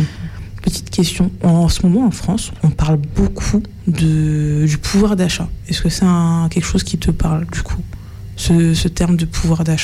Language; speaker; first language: French; native; French